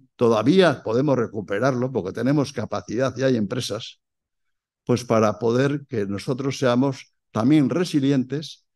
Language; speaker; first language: Spanish; native; Spanish